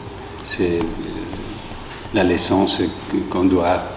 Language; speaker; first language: French; non-native, fluent; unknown